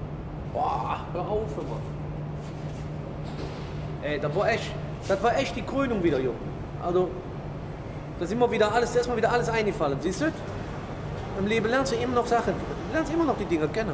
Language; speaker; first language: German; native; German